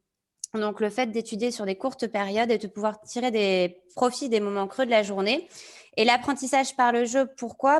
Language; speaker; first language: French; native; French